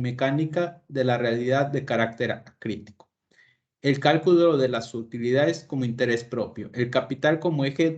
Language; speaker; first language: Spanish; native; Spanish